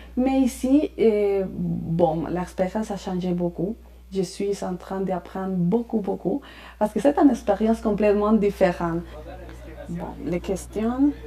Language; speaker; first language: French; non-native, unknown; Spanish